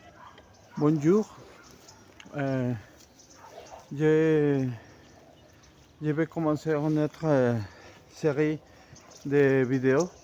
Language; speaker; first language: French; non-native, fluent; Spanish